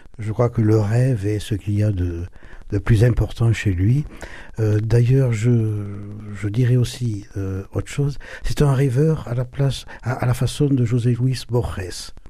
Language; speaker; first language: French; early bilingual, other home language; German